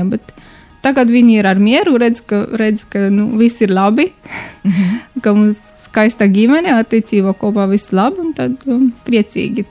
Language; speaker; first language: Latvian; non-native, learner; Romanian